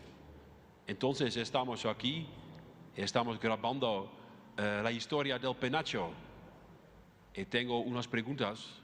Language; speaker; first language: Spanish; non-native, fluent; Dutch